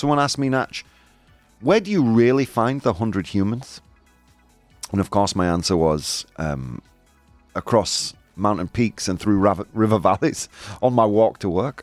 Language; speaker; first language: English; native; English